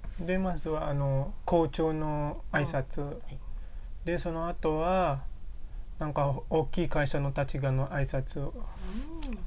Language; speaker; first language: Japanese; non-native, learner; Indonesian